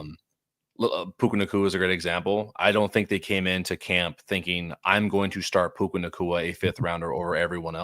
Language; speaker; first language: English; native; English